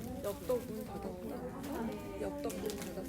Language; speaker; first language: Korean; native; Korean